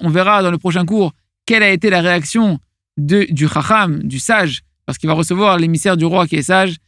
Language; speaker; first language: French; native; French